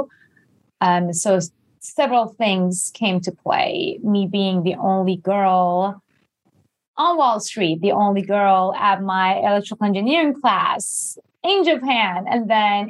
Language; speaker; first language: English; non-native, fluent; Persian